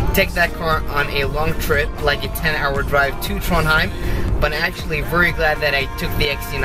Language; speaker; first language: English; non-native, fluent; Norwegian